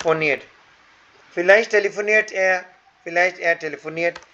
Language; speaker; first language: German; non-native, fluent; Hindi